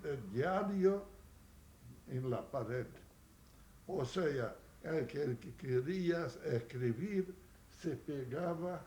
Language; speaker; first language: Spanish; non-native, fluent; Yiddish